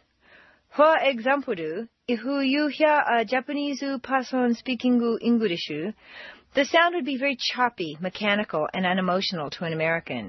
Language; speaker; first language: English; native; English